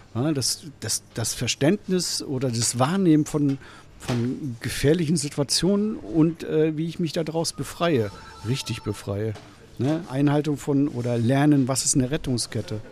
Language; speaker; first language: German; native; German